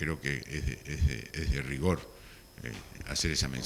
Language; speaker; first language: Spanish; native; Spanish